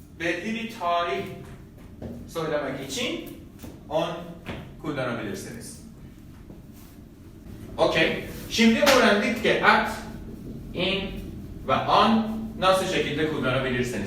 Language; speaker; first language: Turkish; non-native, fluent; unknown